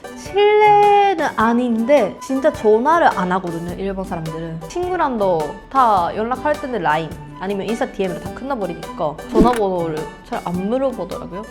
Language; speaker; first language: Korean; non-native, fluent; Japanese